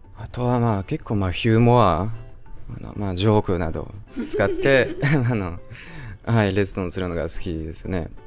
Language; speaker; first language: Japanese; non-native, fluent; French